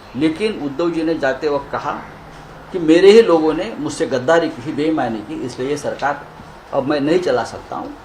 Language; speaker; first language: Hindi; non-native, local second language; Marathi